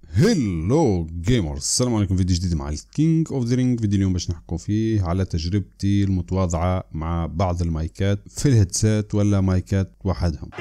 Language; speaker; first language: Arabic; native; Arabic